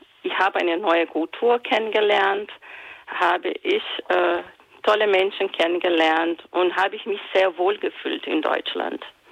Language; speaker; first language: German; non-native, fluent; Portuguese